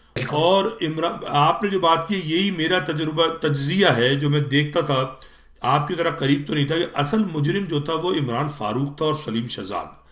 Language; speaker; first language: Urdu; native; Urdu